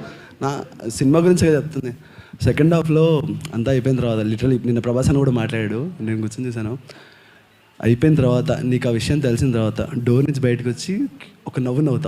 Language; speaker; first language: Telugu; native; Telugu